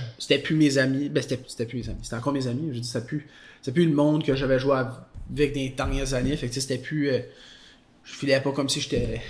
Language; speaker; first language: French; native; French